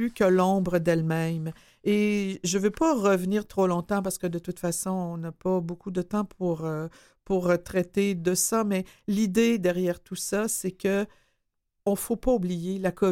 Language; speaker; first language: French; native; French